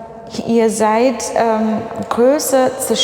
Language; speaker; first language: German; non-native, fluent; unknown